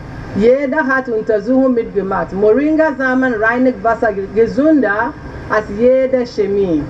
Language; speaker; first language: German; non-native, fluent; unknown